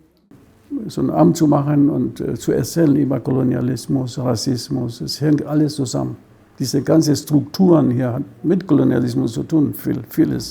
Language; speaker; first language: German; non-native, fluent; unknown